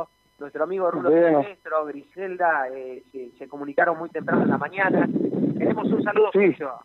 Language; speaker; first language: Spanish; native; Spanish